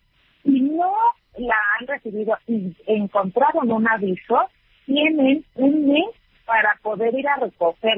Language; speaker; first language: Spanish; native; Spanish